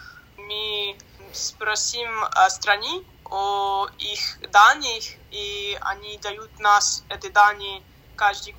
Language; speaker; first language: Russian; non-native, learner; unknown